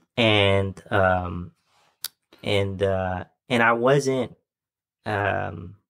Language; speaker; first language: English; native; English